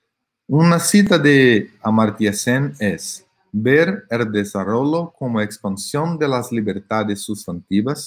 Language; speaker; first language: Spanish; non-native, fluent; Portuguese